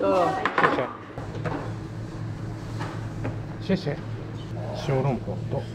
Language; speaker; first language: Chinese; non-native, fluent; Japanese